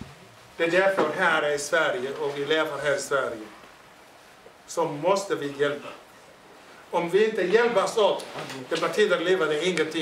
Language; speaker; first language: Swedish; non-native, fluent; Somali